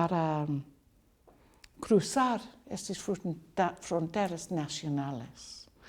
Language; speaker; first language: Spanish; non-native, learner; English